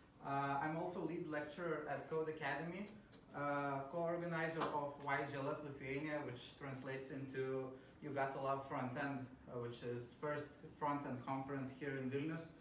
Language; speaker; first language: English; non-native, fluent; Lithuanian